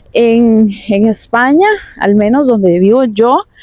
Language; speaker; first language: Spanish; native; Spanish